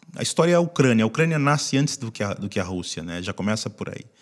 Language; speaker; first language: Portuguese; native; Portuguese